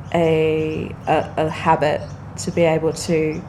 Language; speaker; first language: English; native; English